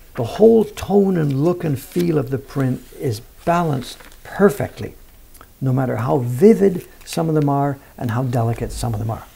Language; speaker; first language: English; native; English